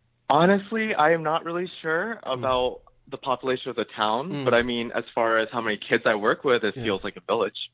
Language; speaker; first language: English; early bilingual, other home language; Japanese